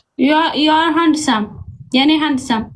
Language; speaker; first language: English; non-native, learner; Amharic